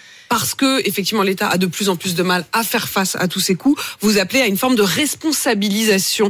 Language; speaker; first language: French; native; French